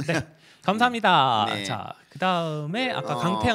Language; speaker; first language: Korean; native; Korean